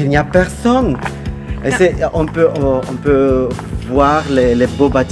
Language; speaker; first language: French; non-native, learner; Russian